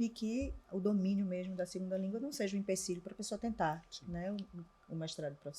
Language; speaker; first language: Portuguese; native; Portuguese